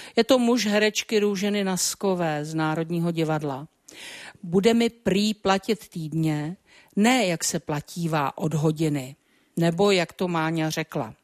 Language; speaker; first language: Czech; native; Czech